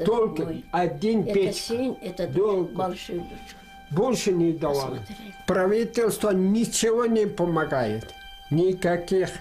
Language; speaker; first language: Russian; non-native, local second language; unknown